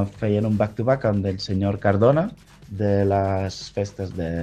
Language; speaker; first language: Catalan; non-native, local second language; Spanish